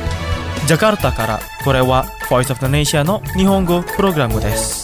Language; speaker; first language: Japanese; non-native, fluent; Indonesian